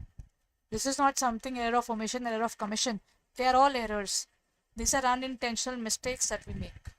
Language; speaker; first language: English; non-native, local second language; Hindi